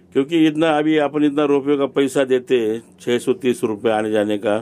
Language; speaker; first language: Hindi; non-native, local second language; Marathi